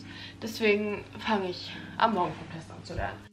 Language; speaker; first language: German; native; German